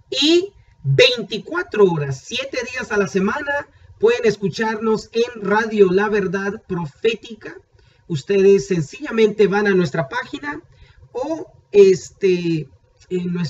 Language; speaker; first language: Spanish; native; Spanish